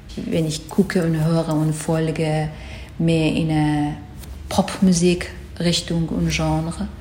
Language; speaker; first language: German; non-native, learner; Persian